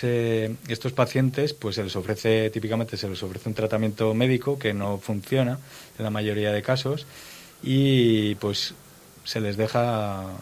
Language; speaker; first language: Spanish; native; Spanish